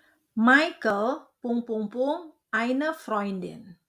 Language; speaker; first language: German; non-native, fluent; Indonesian